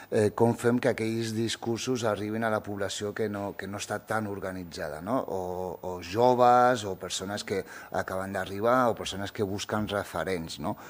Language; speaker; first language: Catalan; early bilingual, other home language; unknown